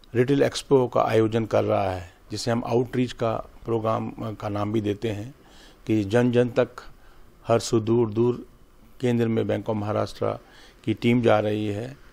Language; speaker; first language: Hindi; native; Hindi